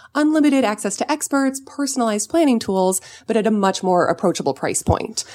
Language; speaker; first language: English; native; English